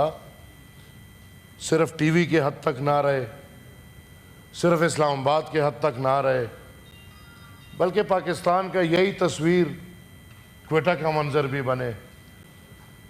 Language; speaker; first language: Urdu; non-native, local second language; Pashto